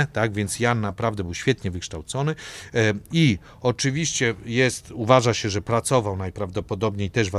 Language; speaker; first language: Polish; native; Polish